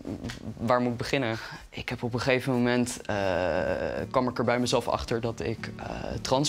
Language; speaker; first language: Dutch; native; Dutch